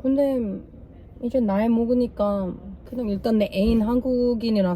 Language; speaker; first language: Korean; non-native, learner; English